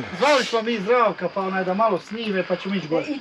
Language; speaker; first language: Bosnian; native; Bosnian